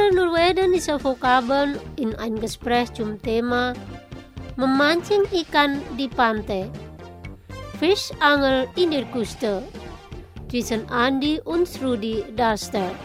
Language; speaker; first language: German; non-native, learner; Indonesian